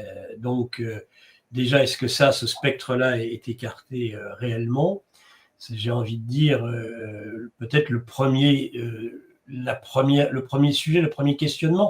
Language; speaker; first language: French; native; French